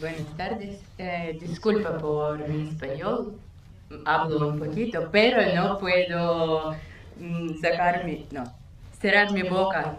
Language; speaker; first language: Spanish; non-native, learner; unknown